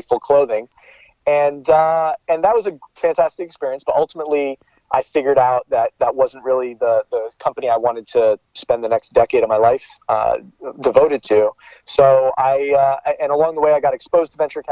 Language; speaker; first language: English; native; English